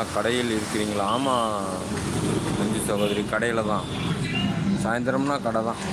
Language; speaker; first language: Tamil; native; Tamil